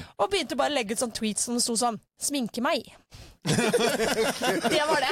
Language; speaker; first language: Norwegian; native; Norwegian